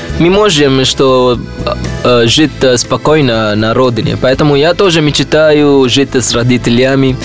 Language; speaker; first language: Russian; non-native, learner; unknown